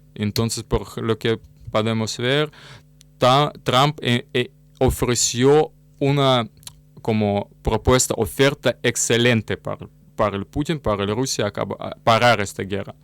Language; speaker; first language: Spanish; non-native, learner; Russian